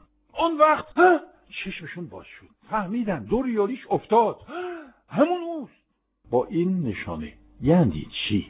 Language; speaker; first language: Persian; non-native, fluent; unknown